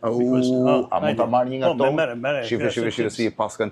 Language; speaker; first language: Albanian; native; Albanian